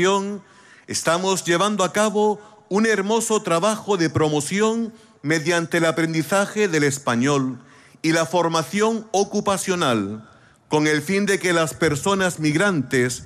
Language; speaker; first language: Spanish; native; Spanish